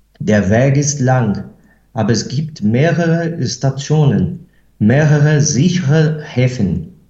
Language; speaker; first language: German; non-native, fluent; Portuguese